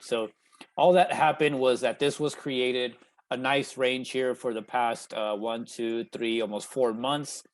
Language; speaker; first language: English; native; English